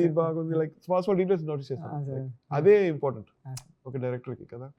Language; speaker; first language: Telugu; non-native, learner; Tamil